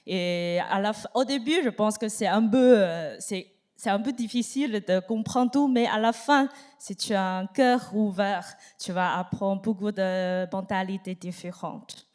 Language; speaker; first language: French; non-native, learner; Chinese